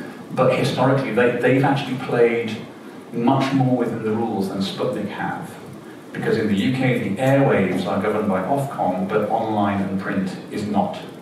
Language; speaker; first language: English; native; English